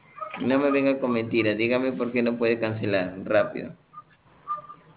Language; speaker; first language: Spanish; native; Spanish